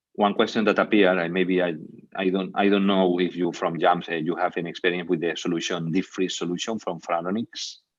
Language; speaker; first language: English; non-native, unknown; Catalan